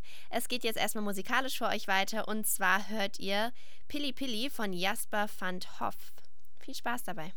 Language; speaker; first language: German; native; German